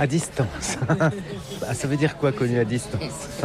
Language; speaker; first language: French; native; French